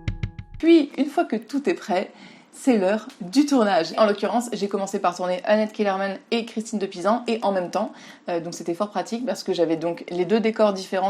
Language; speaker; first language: French; native; French